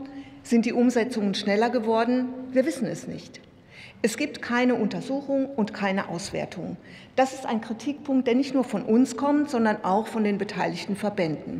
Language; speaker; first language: German; native; German